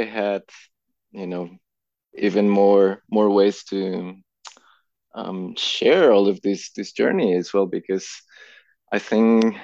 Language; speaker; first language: English; non-native, fluent; Spanish